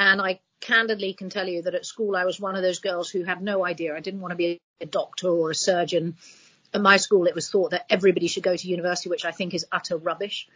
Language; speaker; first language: English; native; English